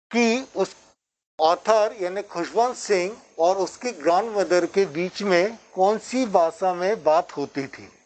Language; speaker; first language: Hindi; native; Hindi